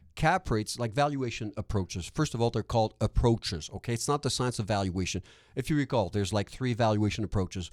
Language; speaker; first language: English; non-native, local second language; French